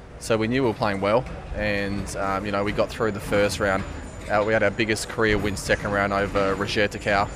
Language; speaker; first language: English; native; English